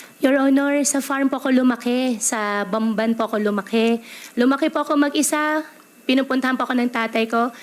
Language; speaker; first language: Filipino; native; Filipino